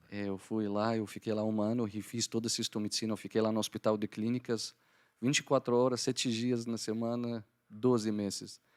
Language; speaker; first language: Portuguese; non-native, fluent; Arabic